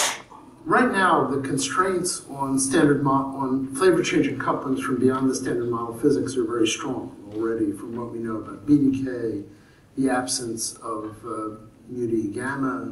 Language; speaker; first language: English; native; English